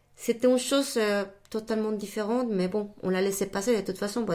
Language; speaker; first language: French; non-native, fluent; Spanish